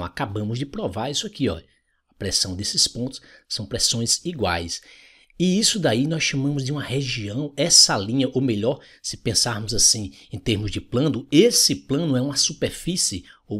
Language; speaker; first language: Portuguese; native; Portuguese